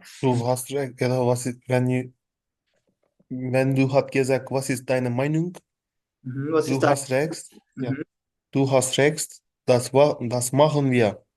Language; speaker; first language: German; non-native, learner; Turkish